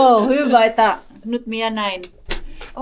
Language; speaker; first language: Finnish; non-native, learner; Filipino